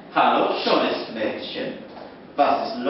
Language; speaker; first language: German; non-native, learner; English